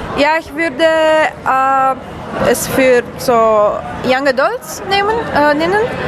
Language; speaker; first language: German; non-native, learner; Romanian